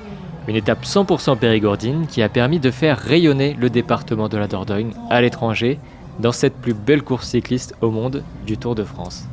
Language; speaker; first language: French; native; French